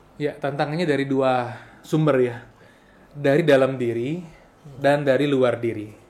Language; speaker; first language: Indonesian; non-native, local second language; Balinese